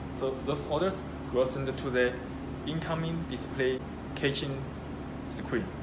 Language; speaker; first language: English; non-native, learner; Chinese